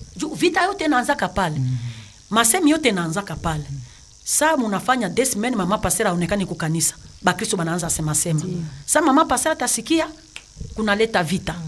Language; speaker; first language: Swahili; native; Swahili